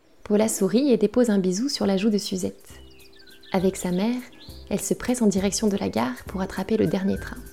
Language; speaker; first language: French; native; French